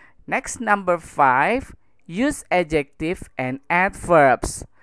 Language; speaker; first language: English; non-native, fluent; Indonesian